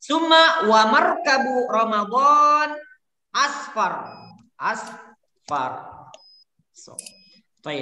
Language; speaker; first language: Arabic; non-native, learner; Indonesian